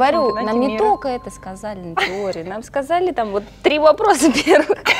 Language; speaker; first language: Russian; native; Russian